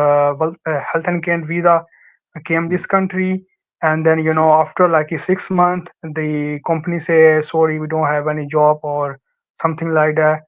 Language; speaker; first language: English; non-native, learner; Urdu